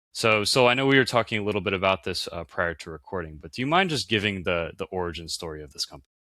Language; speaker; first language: English; native; English